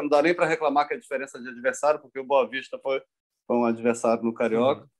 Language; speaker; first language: Portuguese; native; Portuguese